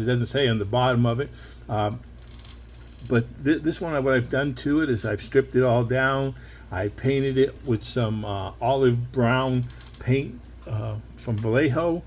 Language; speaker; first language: English; native; English